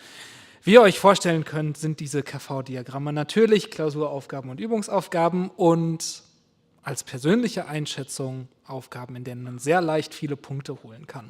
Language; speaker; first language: German; native; German